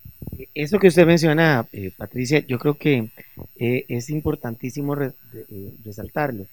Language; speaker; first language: Spanish; native; Spanish